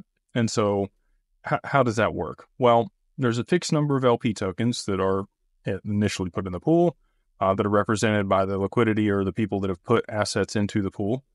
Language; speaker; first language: English; native; English